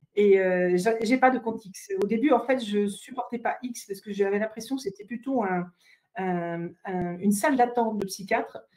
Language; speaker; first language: French; native; French